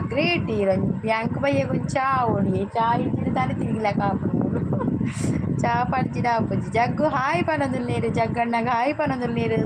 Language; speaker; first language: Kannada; non-native, local second language; Tulu